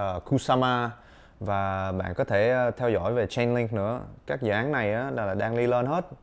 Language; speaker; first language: Vietnamese; early bilingual, heritage; Vietnamese